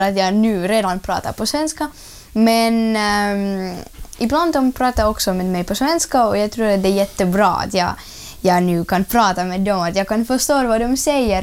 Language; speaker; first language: Swedish; non-native, learner; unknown